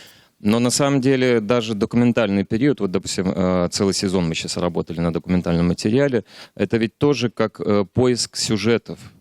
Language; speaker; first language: Russian; native; Russian